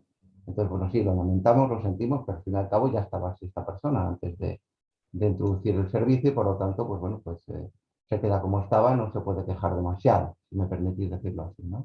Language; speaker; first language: Spanish; native; Spanish